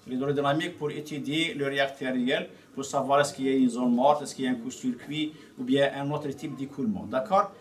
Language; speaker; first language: French; non-native, local second language; Arabic